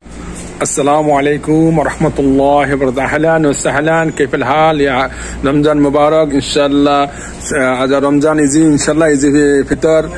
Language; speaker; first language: Arabic; non-native, learner; Bangla